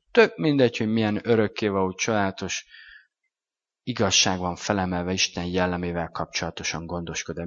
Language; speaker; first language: Hungarian; native; Hungarian